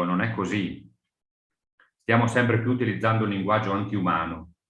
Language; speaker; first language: Italian; native; Italian